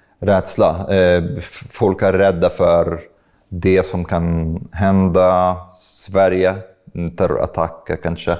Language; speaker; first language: Swedish; non-native, fluent; Arabic